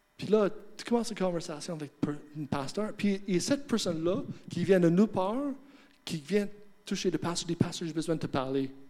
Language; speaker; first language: French; non-native, fluent; English